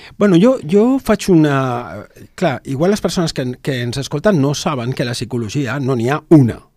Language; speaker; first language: Catalan; non-native, local second language; Spanish